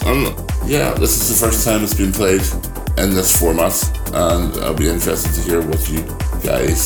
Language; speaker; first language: English; native; English